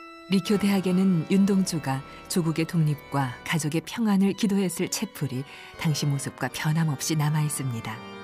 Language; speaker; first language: Korean; non-native, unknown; Japanese